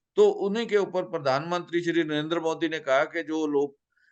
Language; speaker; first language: Hindi; non-native, local second language; Punjabi